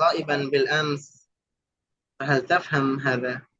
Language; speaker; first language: Arabic; non-native, fluent; Bangla